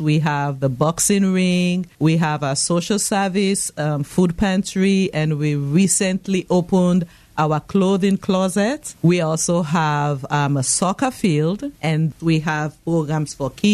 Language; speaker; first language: English; non-native, local second language; Krio